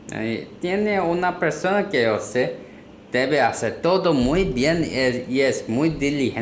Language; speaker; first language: Spanish; non-native, learner; Korean